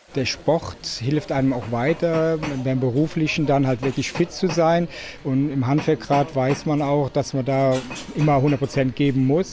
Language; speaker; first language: German; native; German